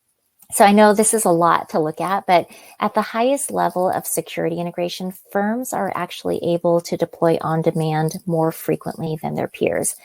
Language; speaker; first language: English; native; English